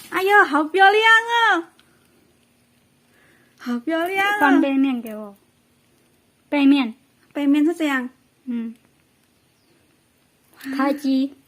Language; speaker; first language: Chinese; non-native, fluent; Indonesian